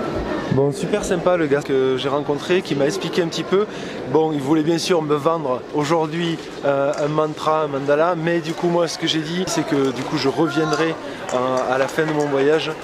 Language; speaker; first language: French; native; French